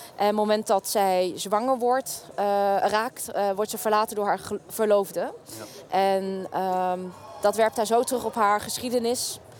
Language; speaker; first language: Dutch; early bilingual, other home language; Vietnamese